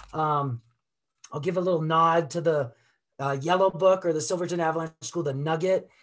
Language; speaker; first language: English; native; English